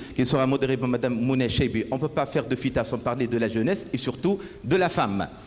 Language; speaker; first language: French; non-native, local second language; Arabic